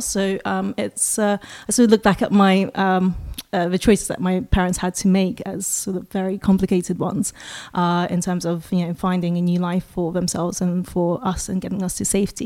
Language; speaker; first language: English; non-native, local second language; Russian